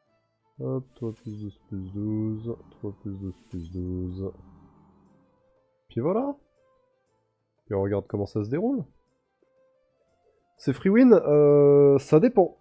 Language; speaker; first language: French; native; French